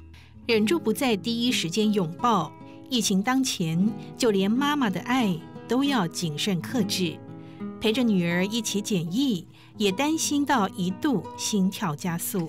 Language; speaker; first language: Chinese; native; Chinese